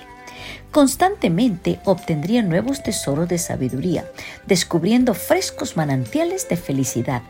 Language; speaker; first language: Spanish; native; Spanish